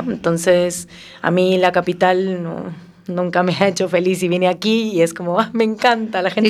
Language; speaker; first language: Spanish; native; Spanish